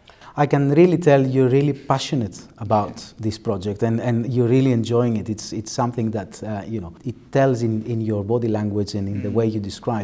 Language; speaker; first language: English; non-native, fluent; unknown